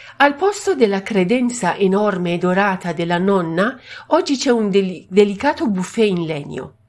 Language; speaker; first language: Italian; non-native, fluent; Persian